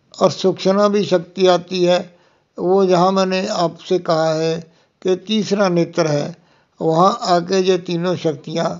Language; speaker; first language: Hindi; non-native, local second language; Punjabi